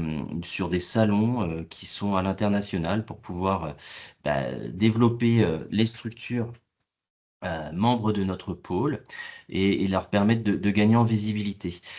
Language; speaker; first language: French; native; French